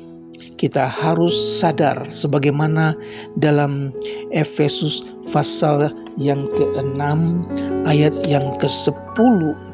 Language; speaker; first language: Indonesian; native; Indonesian